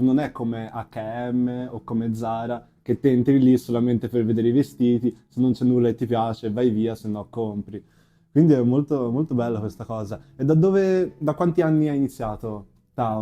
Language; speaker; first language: Italian; native; Italian